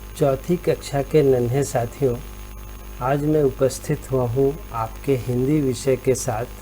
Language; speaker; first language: Hindi; native; Hindi